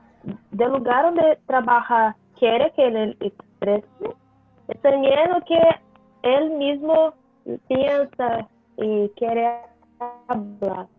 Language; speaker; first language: Spanish; non-native, learner; Portuguese